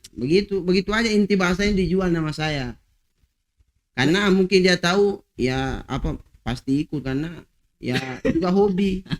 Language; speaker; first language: Indonesian; non-native, local second language; Buginese